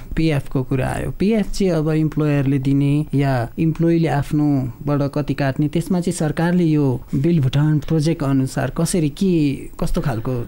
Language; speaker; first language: Nepali; native; Nepali